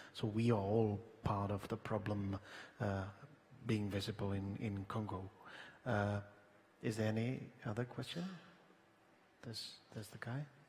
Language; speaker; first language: English; non-native, fluent; Czech